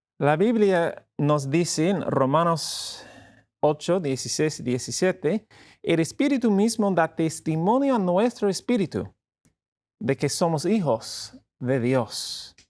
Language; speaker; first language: Spanish; non-native, fluent; English